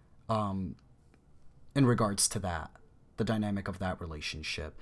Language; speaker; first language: English; native; English